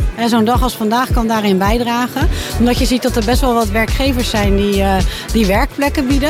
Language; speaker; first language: Dutch; native; Dutch